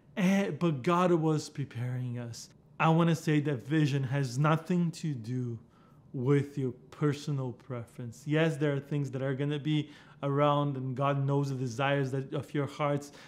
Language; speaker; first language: English; non-native, fluent; Portuguese